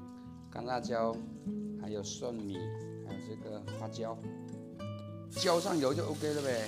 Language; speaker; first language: Chinese; native; Chinese